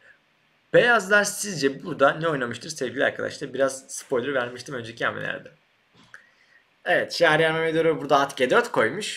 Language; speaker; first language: Turkish; native; Turkish